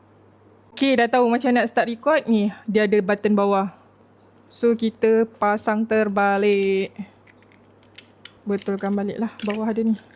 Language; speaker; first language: Malay; native; Malay